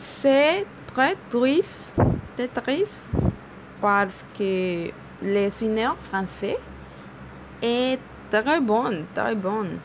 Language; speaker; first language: French; non-native, learner; Spanish